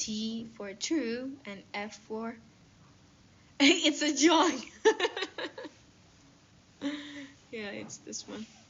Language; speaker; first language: English; non-native, fluent; Persian